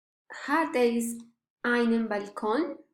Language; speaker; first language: German; non-native, learner; Spanish